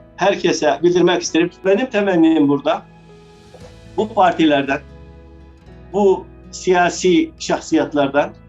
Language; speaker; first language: Turkish; early bilingual, heritage; Arabic